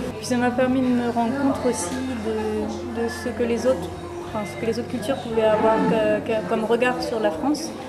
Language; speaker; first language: French; native; French